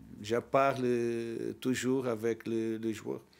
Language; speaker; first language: French; non-native, learner; Portuguese